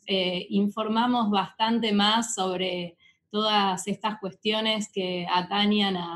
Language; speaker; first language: Spanish; native; Spanish